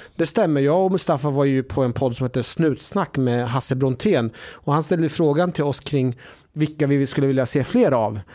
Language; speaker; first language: Swedish; early bilingual, other home language; Somali